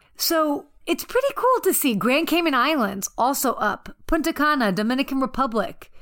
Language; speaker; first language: English; native; English